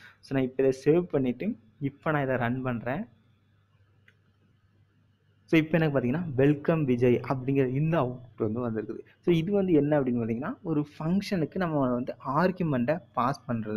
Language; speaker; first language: Tamil; native; Tamil